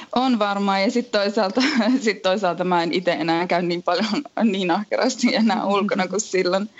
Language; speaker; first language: Finnish; native; Finnish